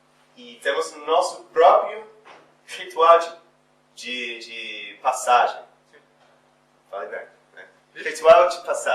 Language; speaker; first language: Portuguese; non-native, fluent; English